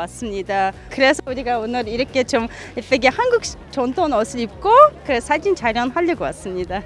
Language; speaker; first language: Korean; non-native, fluent; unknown